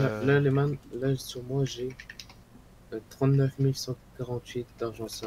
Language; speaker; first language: French; native; French